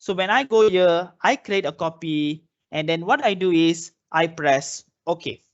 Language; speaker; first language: English; non-native, local second language; Malay